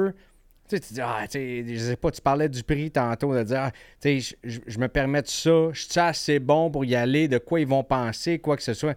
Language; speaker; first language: French; native; French